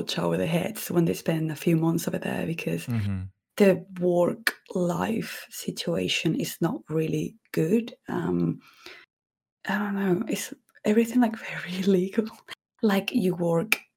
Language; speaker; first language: English; non-native, fluent; Spanish